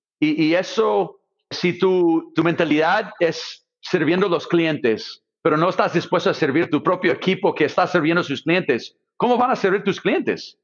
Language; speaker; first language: Spanish; non-native, fluent; English